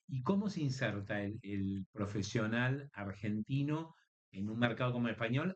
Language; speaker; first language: Spanish; native; Spanish